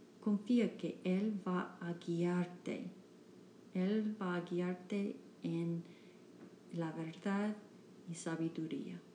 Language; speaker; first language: Spanish; non-native, learner; English